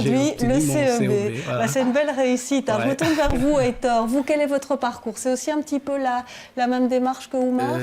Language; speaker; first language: French; native; French